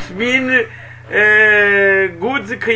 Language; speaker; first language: German; non-native, learner; Portuguese